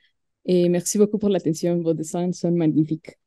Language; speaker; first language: French; non-native, learner; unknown